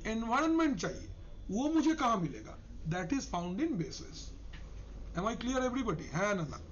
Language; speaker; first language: Hindi; non-native, local second language; Bangla